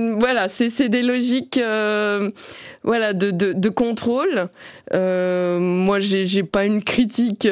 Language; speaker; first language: French; native; French